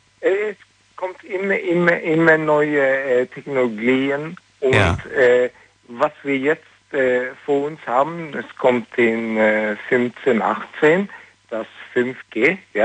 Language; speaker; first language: German; non-native, learner; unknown